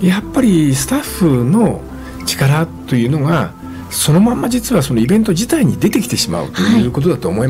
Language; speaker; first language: Japanese; native; Japanese